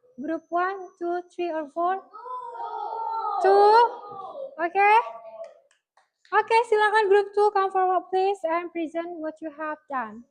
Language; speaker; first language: English; non-native, fluent; Indonesian